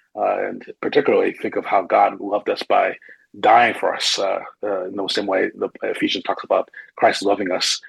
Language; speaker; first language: English; native; English